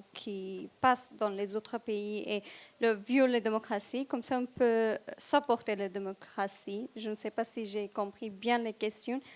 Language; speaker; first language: French; non-native, fluent; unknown